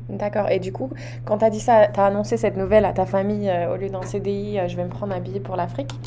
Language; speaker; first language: French; native; French